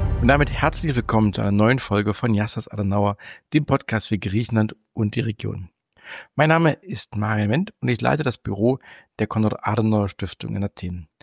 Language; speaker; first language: German; native; German